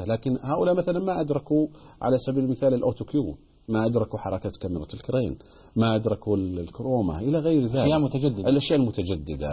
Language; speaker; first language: Arabic; native; Arabic